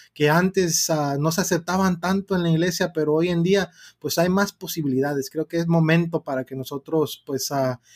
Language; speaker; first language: Spanish; early bilingual, heritage; Spanish